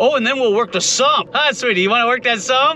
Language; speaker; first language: English; native; English